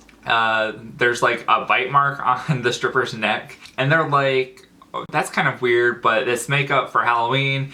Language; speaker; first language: English; native; English